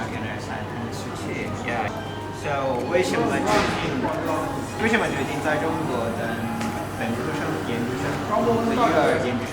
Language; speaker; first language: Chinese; non-native, learner; Japanese